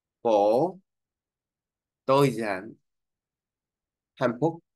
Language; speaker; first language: Vietnamese; non-native, learner; Korean